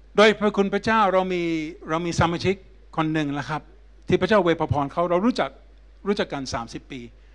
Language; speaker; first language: Thai; non-native, fluent; English